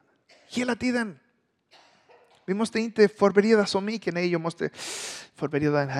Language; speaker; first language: Swedish; non-native, learner; Spanish